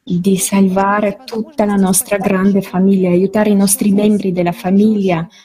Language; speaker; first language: Italian; non-native, fluent; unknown